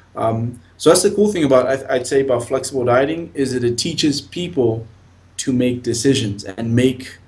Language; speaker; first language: English; native; English